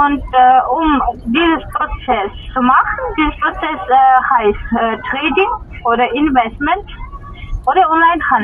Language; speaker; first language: German; non-native, learner; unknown